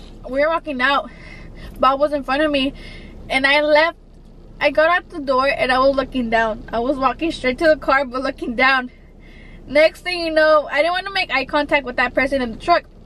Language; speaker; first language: English; early bilingual, other home language; Spanish